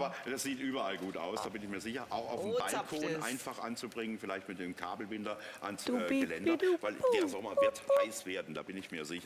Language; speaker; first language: German; native; German